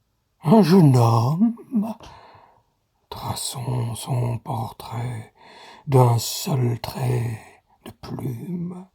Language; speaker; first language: French; native; French